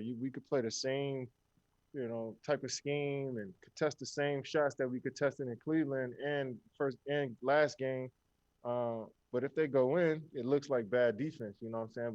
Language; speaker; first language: English; native; English